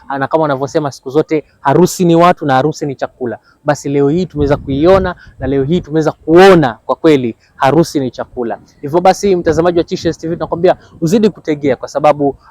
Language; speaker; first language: Swahili; native; Swahili